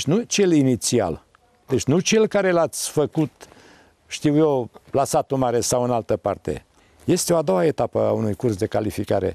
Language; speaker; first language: Romanian; native; Romanian